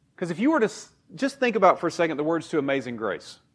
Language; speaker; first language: English; native; English